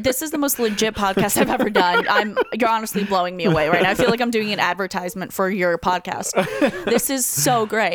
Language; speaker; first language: English; early bilingual, other home language; Russian